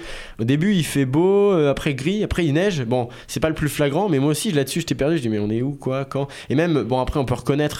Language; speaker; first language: French; native; French